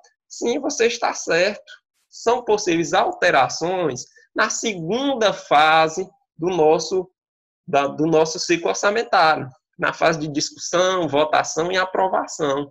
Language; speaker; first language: Portuguese; native; Portuguese